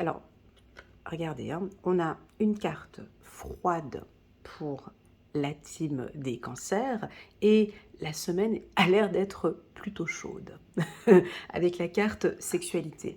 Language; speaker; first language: French; native; French